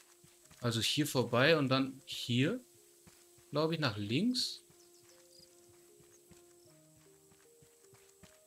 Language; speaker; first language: German; native; German